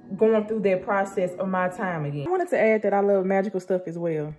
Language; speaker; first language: English; native; English